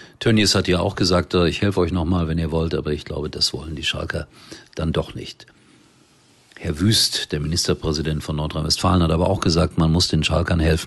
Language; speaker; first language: German; native; German